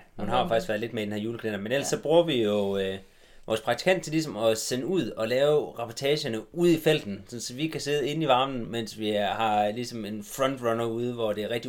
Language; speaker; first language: Danish; native; Danish